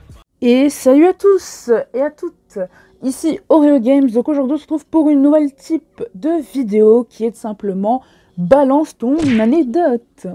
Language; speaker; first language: French; native; French